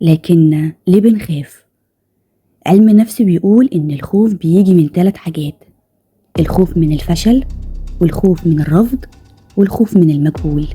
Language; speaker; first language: Arabic; native; Arabic